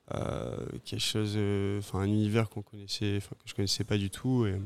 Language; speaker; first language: French; native; French